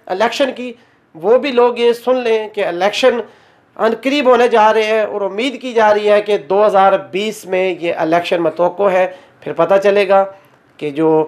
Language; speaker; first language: Urdu; non-native, local second language; Pahari-Potwari